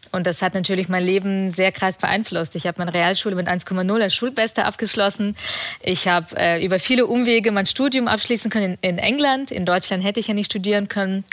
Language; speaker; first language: German; early bilingual, other home language; Russian